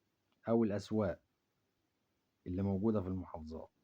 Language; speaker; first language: Arabic; native; Arabic